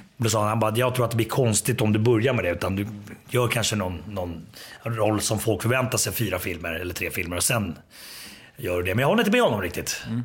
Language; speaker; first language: Swedish; early bilingual, other home language; Finnish